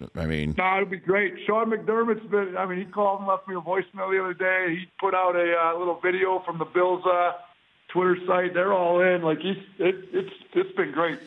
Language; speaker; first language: English; native; English